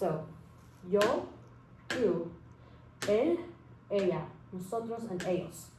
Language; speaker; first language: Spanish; early bilingual, heritage; Spanish